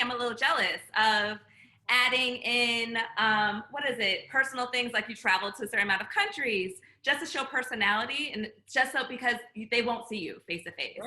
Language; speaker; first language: English; native; English